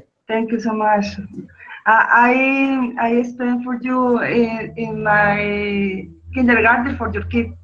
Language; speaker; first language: English; non-native, learner; Spanish